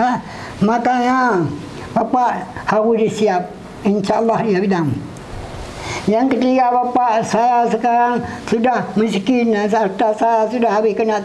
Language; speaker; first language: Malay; non-native, local second language; Achinese